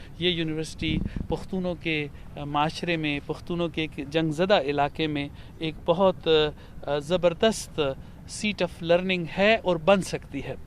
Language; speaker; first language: Urdu; non-native, local second language; Pashto